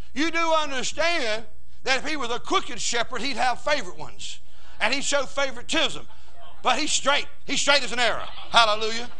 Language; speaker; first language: English; native; English